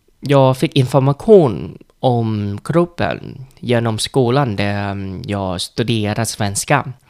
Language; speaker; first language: Swedish; non-native, learner; Vietnamese